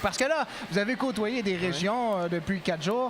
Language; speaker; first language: French; native; French